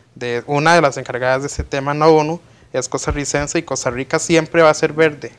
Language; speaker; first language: Spanish; native; Spanish